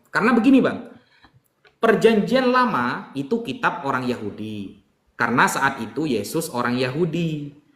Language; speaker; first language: Indonesian; native; Indonesian